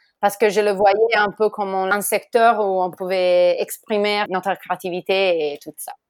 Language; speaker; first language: French; non-native, fluent; Italian